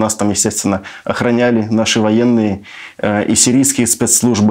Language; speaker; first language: Russian; native; Russian